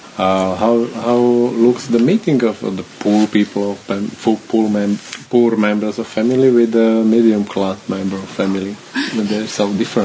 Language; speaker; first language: English; non-native, learner; Slovak